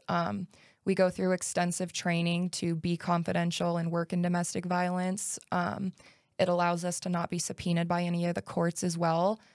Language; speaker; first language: English; native; English